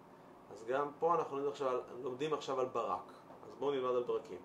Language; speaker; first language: Hebrew; native; Hebrew